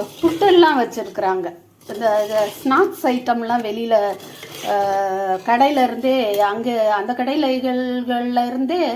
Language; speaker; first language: Tamil; native; Tamil